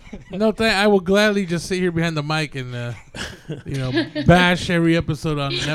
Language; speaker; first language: English; native; English